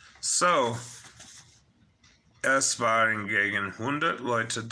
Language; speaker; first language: German; non-native, fluent; English